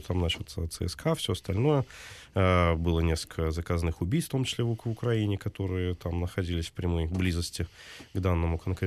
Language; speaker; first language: Russian; native; Russian